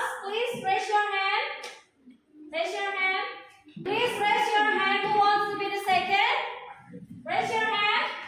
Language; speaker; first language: English; non-native, fluent; Indonesian